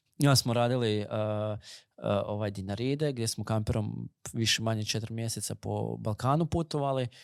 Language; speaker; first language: Croatian; native; Croatian